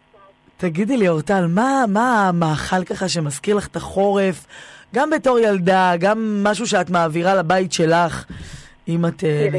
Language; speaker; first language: Hebrew; native; Hebrew